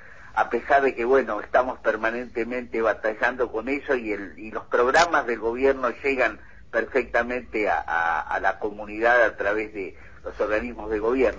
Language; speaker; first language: Spanish; native; Spanish